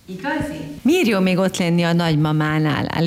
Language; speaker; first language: Hungarian; native; Hungarian